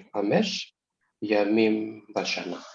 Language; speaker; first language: Hebrew; non-native, learner; Indonesian